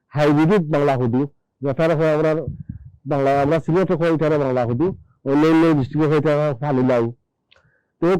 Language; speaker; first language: Bangla; non-native, local second language; Sylheti